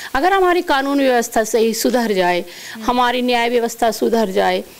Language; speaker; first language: Hindi; native; Hindi